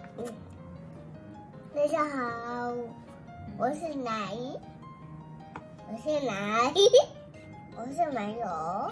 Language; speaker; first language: Chinese; early bilingual, heritage; Chinese